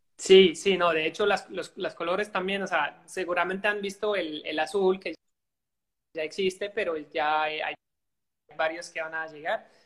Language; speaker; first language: Spanish; non-native, fluent; French